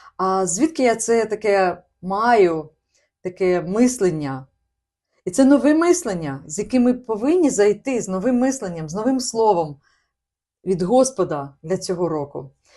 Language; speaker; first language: Ukrainian; non-native, local second language; Russian